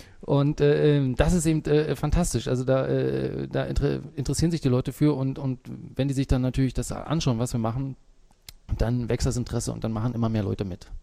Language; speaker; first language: German; native; German